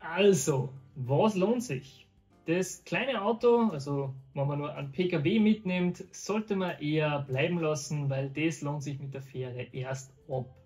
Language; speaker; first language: German; native; German